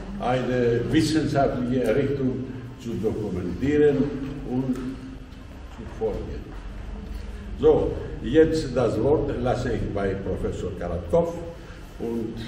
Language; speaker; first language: German; non-native, fluent; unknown